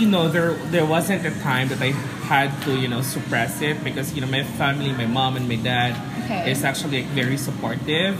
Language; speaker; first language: English; non-native, local second language; Cebuano